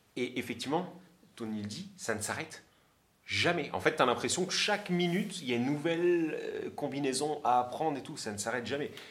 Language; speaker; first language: French; native; French